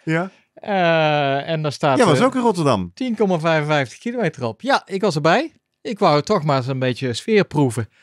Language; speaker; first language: Dutch; native; Dutch